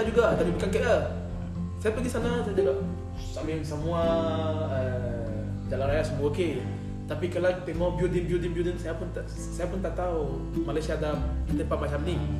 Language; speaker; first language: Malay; non-native, learner; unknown